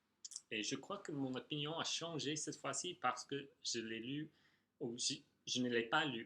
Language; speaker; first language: French; non-native, fluent; English